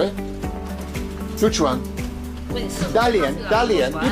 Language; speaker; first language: Chinese; non-native, learner; English